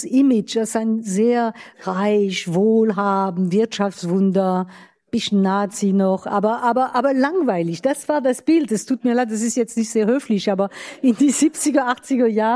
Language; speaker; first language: German; non-native, fluent; French